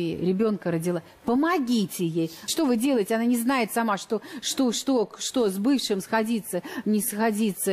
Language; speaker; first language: Russian; native; Russian